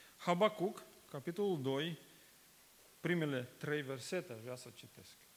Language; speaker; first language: Romanian; non-native, fluent; Russian